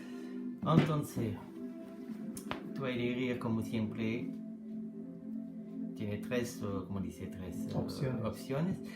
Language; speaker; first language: Spanish; non-native, learner; French